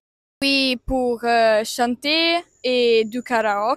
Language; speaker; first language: French; non-native, learner; Italian